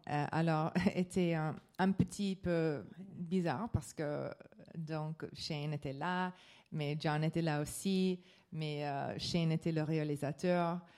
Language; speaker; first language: French; non-native, learner; English